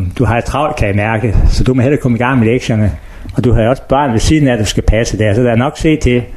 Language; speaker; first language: Danish; native; Danish